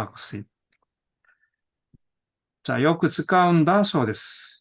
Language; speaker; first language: Japanese; non-native, fluent; Korean